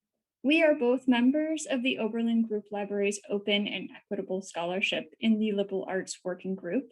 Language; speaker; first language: English; native; English